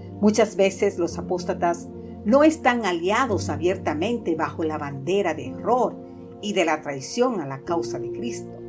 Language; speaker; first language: Spanish; native; Spanish